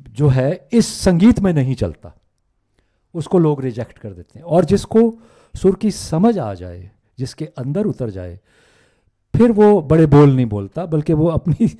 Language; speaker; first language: Urdu; native; Urdu